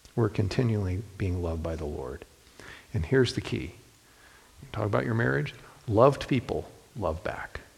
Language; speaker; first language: English; native; English